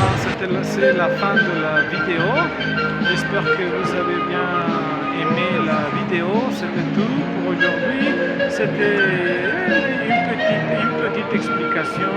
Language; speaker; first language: French; non-native, learner; Spanish